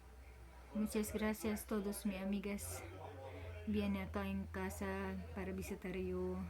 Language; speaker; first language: Spanish; non-native, learner; Filipino